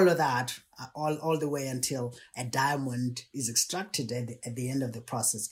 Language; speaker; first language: English; non-native, local second language; Tswana